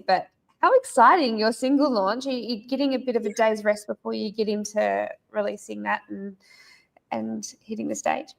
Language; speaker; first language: English; native; English